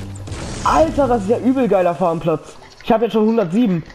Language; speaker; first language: German; native; German